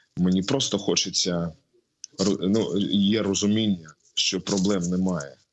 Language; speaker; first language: Ukrainian; non-native, local second language; Russian